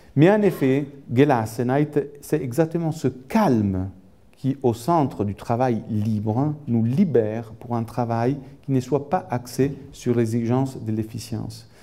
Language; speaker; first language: French; non-native, fluent; Italian